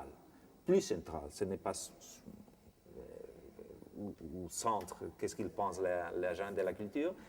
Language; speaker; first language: French; non-native, fluent; Spanish